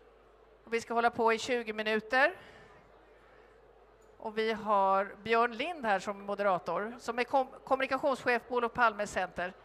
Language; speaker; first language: Swedish; native; Swedish